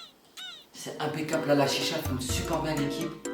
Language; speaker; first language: French; native; French